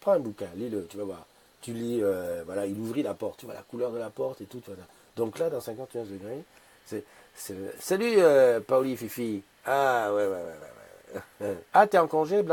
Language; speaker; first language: French; native; French